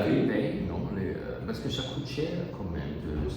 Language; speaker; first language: French; non-native, learner; German